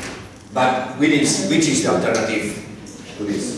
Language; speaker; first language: English; non-native, fluent; Catalan